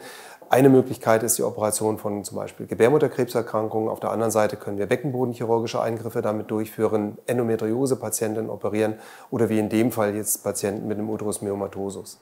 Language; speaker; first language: German; native; German